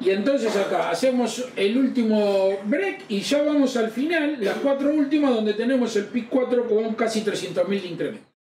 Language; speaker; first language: Spanish; native; Spanish